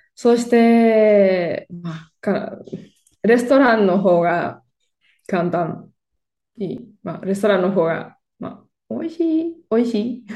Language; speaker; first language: Japanese; non-native, fluent; Spanish